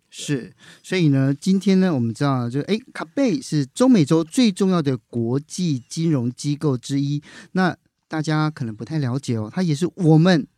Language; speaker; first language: Chinese; native; Chinese